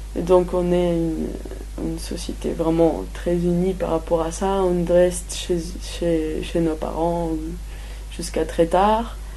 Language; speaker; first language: French; non-native, fluent; Spanish